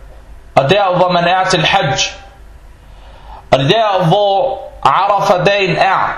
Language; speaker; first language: Danish; non-native, fluent; Arabic